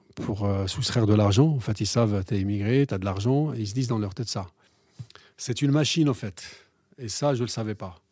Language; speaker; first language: French; non-native, local second language; Arabic